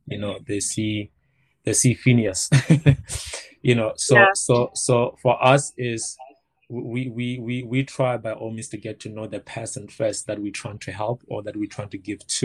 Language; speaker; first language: English; non-native, local second language; Northern Sotho